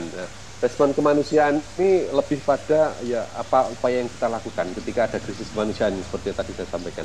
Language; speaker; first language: Indonesian; native; Indonesian